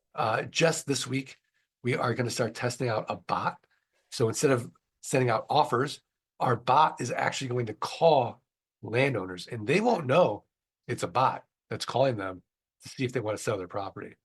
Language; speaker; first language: English; native; English